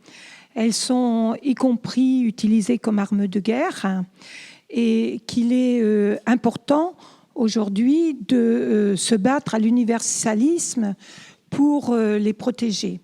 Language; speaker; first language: French; native; French